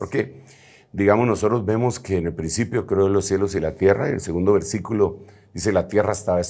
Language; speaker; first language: Spanish; native; Spanish